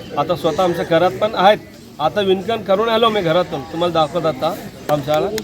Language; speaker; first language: Marathi; non-native, fluent; Telugu